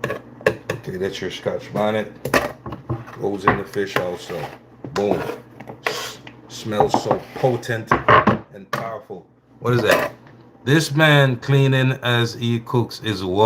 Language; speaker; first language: English; native; English